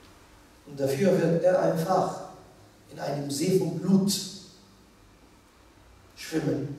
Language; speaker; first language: German; non-native, fluent; Arabic